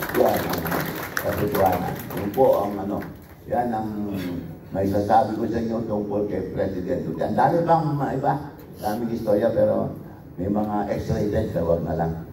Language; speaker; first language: Filipino; non-native, local second language; Iloko